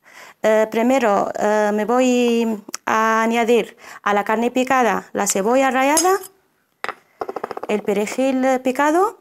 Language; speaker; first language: Spanish; non-native, fluent; Arabic